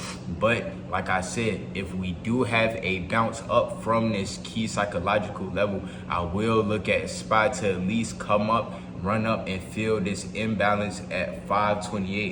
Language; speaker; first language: English; native; English